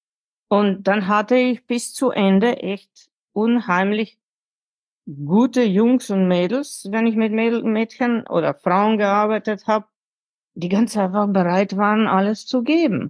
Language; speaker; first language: German; non-native, fluent; Slovenian